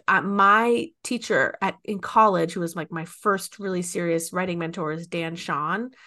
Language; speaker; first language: English; native; English